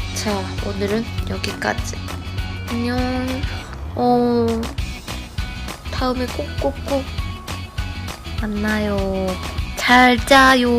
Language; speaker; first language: Korean; non-native, learner; Japanese